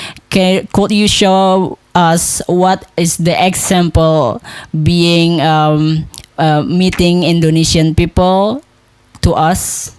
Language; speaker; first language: English; non-native, local second language; Indonesian